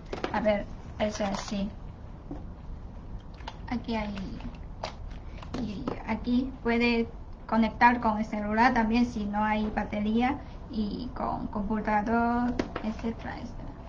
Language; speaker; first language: Spanish; non-native, learner; Chinese